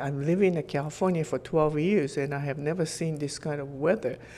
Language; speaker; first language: English; non-native, fluent; Japanese